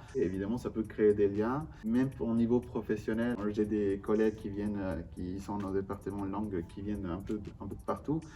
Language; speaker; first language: French; non-native, fluent; Spanish